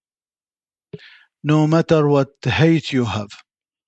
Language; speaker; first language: English; non-native, fluent; Arabic